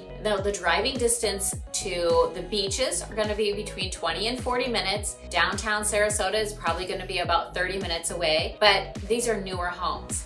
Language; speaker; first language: English; native; English